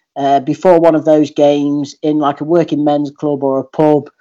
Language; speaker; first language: English; native; English